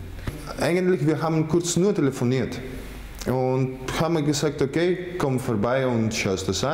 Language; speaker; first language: German; non-native, fluent; Greek